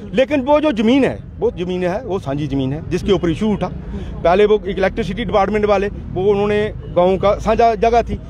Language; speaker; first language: Hindi; native; Hindi